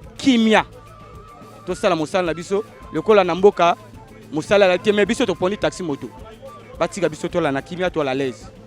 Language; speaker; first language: Lingala; native; Lingala